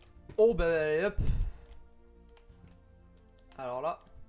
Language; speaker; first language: French; native; French